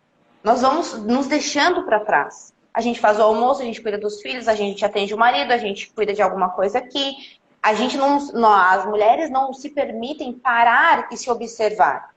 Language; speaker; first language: Portuguese; native; Portuguese